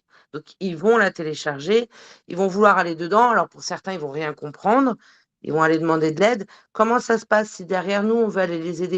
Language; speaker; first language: French; native; French